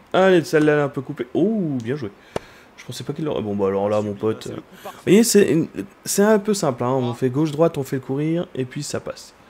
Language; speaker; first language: French; native; French